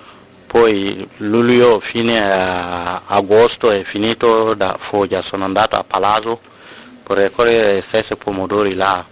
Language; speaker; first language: Italian; non-native, learner; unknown